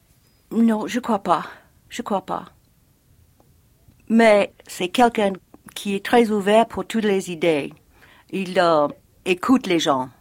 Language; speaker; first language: French; non-native, fluent; English